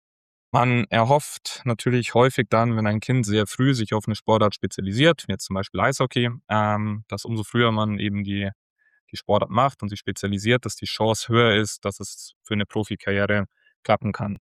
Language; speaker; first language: German; native; German